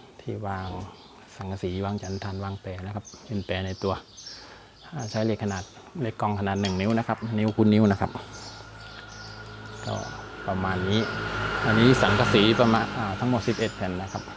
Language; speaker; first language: Thai; native; Thai